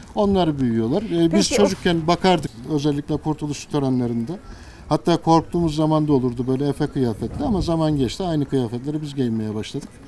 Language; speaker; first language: Turkish; native; Turkish